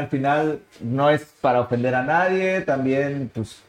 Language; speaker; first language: Spanish; native; Spanish